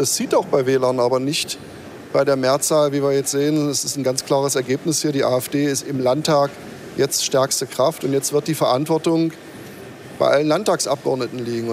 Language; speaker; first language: German; native; German